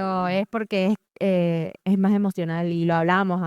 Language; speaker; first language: Spanish; native; Spanish